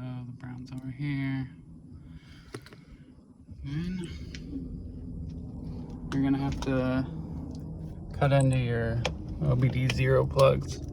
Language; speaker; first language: English; native; English